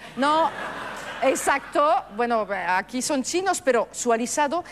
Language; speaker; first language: Spanish; non-native, fluent; French